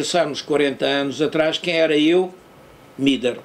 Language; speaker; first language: Portuguese; native; Portuguese